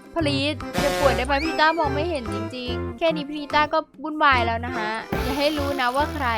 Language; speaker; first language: Thai; native; Thai